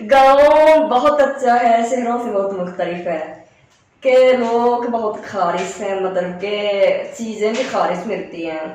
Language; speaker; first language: Hindi; non-native, fluent; Japanese